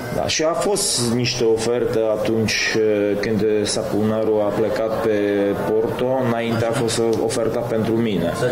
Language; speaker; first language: Romanian; non-native, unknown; Polish